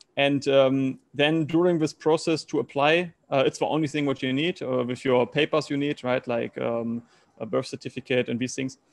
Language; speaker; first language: English; non-native, learner; German